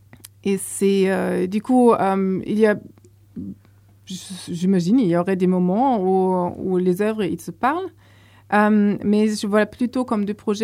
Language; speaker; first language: French; non-native, fluent; German